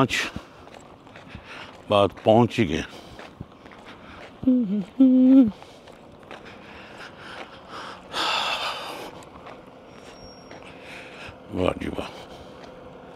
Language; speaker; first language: Urdu; non-native, local second language; Punjabi